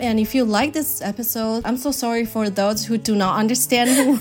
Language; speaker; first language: English; non-native, fluent; Chinese